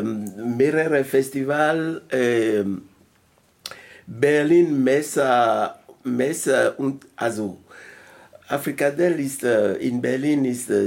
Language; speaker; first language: German; non-native, learner; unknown